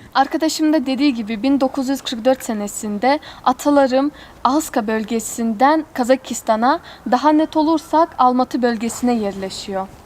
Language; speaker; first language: Turkish; early bilingual, heritage; Kazakh